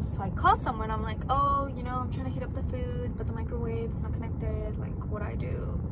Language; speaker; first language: English; early bilingual, other home language; Spanish